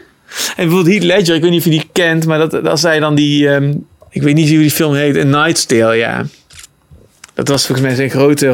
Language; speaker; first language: Dutch; native; Dutch